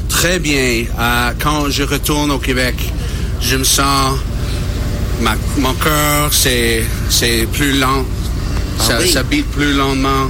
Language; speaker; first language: French; non-native, learner; English